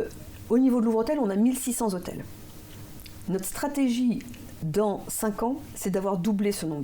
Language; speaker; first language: French; native; French